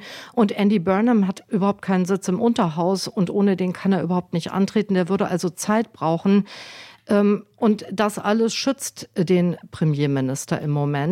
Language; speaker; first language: German; native; German